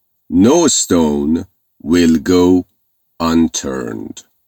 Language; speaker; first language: English; non-native, fluent; Persian